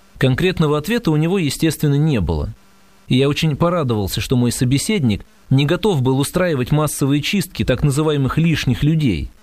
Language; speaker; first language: Russian; native; Russian